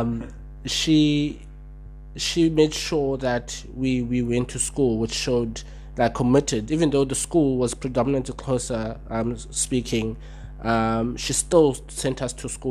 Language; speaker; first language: English; non-native, local second language; Xhosa